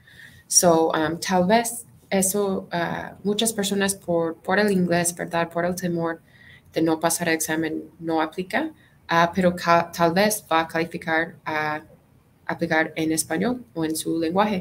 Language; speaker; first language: Spanish; non-native, fluent; English